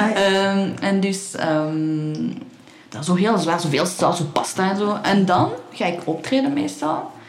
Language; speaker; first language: Dutch; early bilingual, other home language; Persian